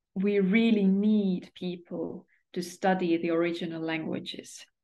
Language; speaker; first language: English; non-native, fluent; Estonian